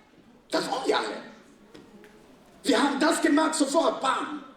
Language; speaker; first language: German; non-native, fluent; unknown